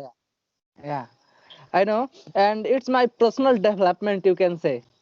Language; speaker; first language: English; non-native, learner; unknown